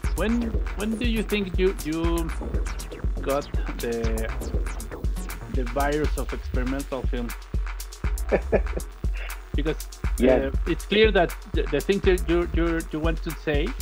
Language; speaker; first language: English; non-native, learner; Spanish